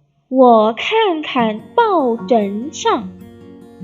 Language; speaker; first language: Chinese; non-native, fluent; Indonesian